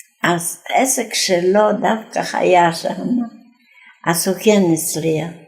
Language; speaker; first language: Hebrew; non-native, fluent; Yiddish